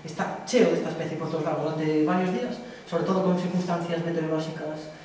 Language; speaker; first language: Spanish; non-native, local second language; Galician